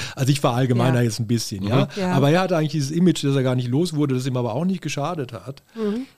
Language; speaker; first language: German; native; German